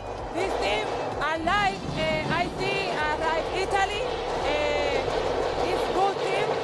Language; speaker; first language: English; non-native, learner; Spanish